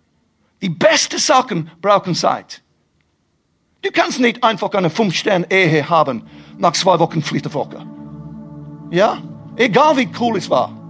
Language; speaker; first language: German; non-native, fluent; English